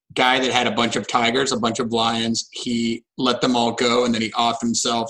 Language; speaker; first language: English; native; English